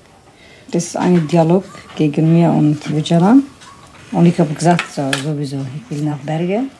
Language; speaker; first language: Dutch; non-native, learner; Kurdish